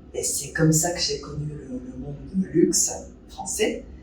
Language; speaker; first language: French; non-native, fluent; Japanese